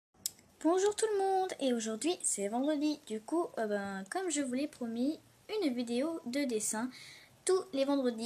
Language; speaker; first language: French; native; French